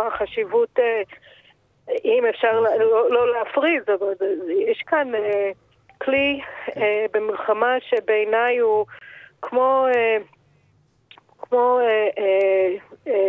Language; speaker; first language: Hebrew; non-native, fluent; English